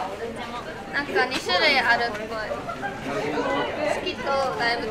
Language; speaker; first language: Japanese; native; Japanese